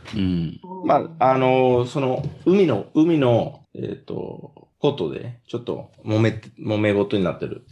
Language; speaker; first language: Japanese; non-native, fluent; English